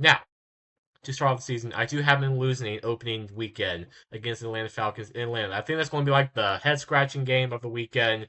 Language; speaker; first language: English; native; English